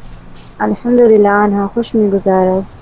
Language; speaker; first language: Persian; non-native, learner; Urdu